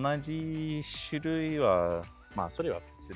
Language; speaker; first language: Japanese; non-native, learner; English